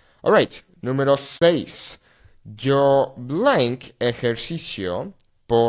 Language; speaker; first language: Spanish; non-native, fluent; English